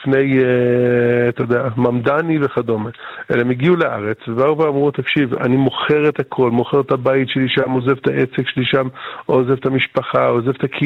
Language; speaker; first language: Hebrew; early bilingual, other home language; English